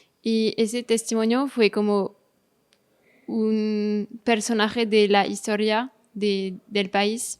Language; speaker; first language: Spanish; non-native, fluent; French